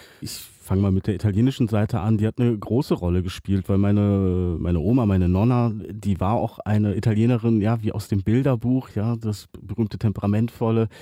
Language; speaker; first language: German; native; German